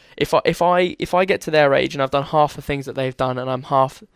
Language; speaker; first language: English; native; English